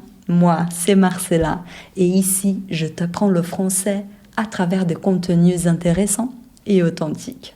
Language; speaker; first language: French; non-native, fluent; Portuguese